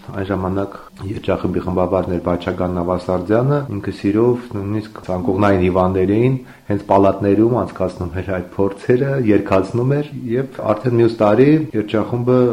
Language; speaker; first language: Armenian; native; Armenian